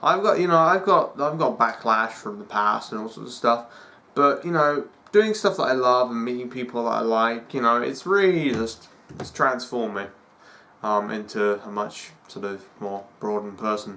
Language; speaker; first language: English; native; English